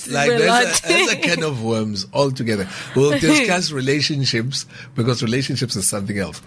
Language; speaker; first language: English; non-native, local second language; Zulu